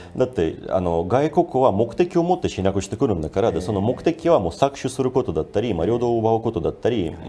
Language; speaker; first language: Japanese; non-native, fluent; Ukrainian